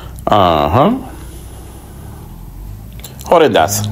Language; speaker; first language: German; non-native, learner; Spanish